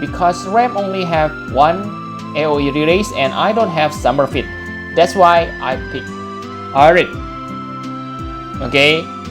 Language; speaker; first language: English; non-native, fluent; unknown